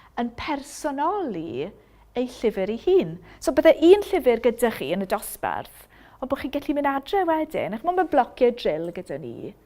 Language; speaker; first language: Welsh; native; Welsh